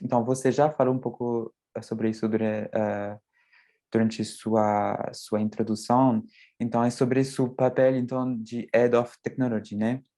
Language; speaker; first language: Portuguese; non-native, fluent; French